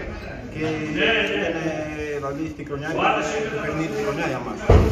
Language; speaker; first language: Greek; non-native, learner; Portuguese